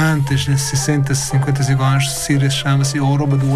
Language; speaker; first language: Portuguese; non-native, learner; Arabic